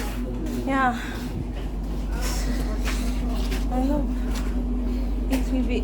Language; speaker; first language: English; non-native, local second language; Igbo